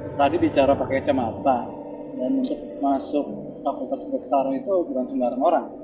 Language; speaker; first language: Indonesian; native; Indonesian